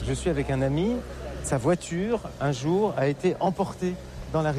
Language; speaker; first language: French; native; French